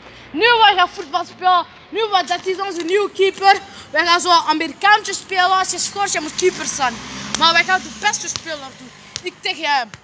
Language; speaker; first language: Dutch; non-native, local second language; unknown